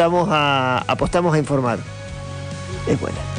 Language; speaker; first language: Spanish; native; Spanish